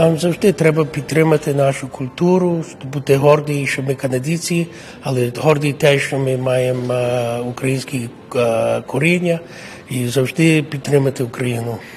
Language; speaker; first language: Ukrainian; early bilingual, heritage; Ukrainian